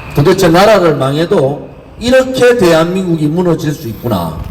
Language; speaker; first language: Korean; native; Korean